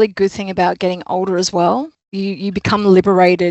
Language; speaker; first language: English; native; English